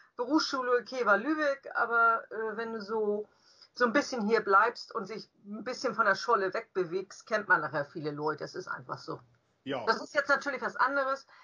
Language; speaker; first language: German; native; German